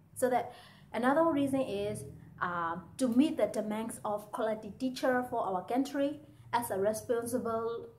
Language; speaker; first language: English; non-native, fluent; Burmese